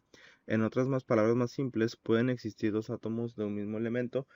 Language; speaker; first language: Spanish; native; Spanish